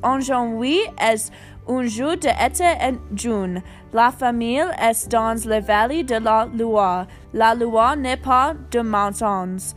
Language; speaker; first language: French; non-native, learner; English